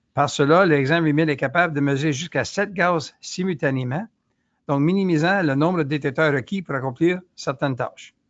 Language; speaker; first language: French; native; French